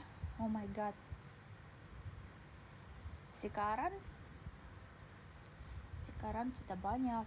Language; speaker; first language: Indonesian; non-native, learner; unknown